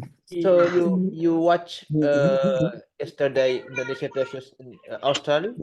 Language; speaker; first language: English; non-native, learner; Indonesian